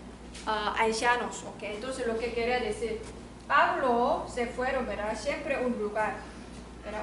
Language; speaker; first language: Spanish; non-native, learner; Korean